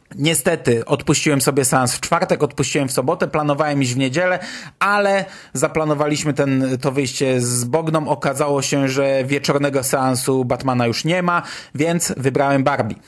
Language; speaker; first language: Polish; native; Polish